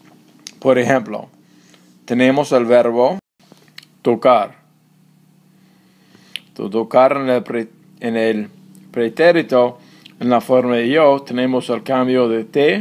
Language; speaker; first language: Spanish; non-native, fluent; English